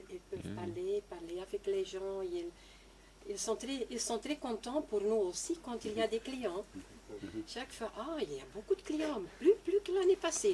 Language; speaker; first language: French; non-native, local second language; Dutch